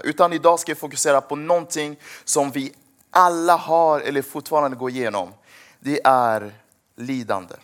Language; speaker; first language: Swedish; early bilingual, other home language; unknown